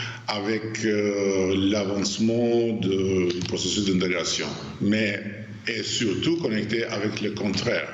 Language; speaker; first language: French; non-native, fluent; Albanian